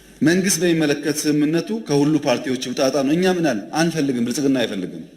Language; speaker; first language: Amharic; non-native, local second language; Oromo